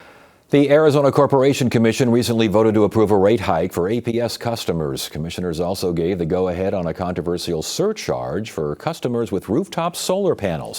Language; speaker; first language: English; native; English